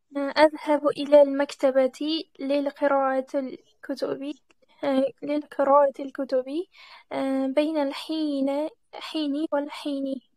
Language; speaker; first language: Arabic; non-native, learner; Uzbek